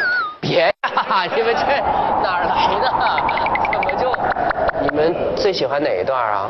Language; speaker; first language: Chinese; native; Chinese